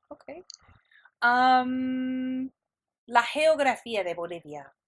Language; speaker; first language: Spanish; non-native, fluent; English